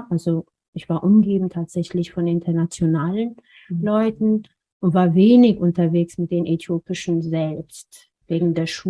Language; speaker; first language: German; non-native, fluent; Amharic